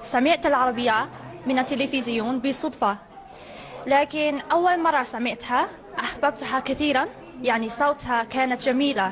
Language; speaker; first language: Arabic; non-native, learner; Korean